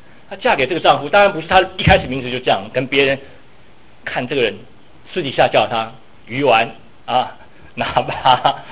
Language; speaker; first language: Chinese; native; Chinese